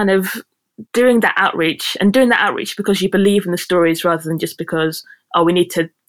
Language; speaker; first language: English; native; English